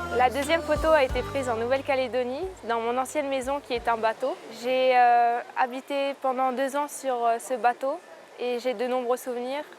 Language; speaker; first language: French; native; French